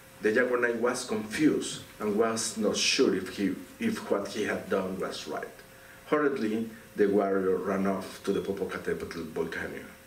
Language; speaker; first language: English; non-native, fluent; Spanish